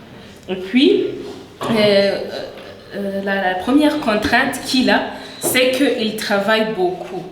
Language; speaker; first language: French; non-native, local second language; Rundi